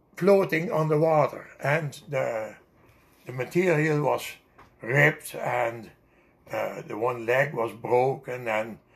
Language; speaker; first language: English; non-native, fluent; Dutch